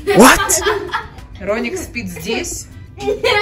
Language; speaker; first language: Russian; native; Russian